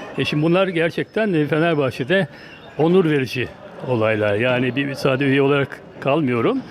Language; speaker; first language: Turkish; native; Turkish